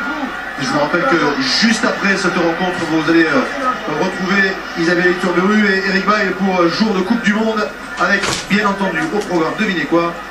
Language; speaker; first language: French; native; French